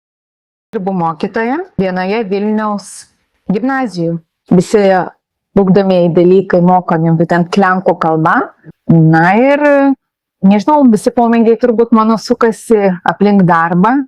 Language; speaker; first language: Lithuanian; non-native, local second language; Polish